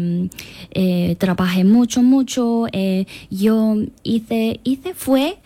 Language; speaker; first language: Spanish; non-native, learner; Korean